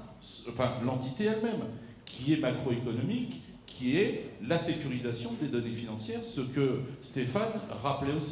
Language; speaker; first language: French; native; French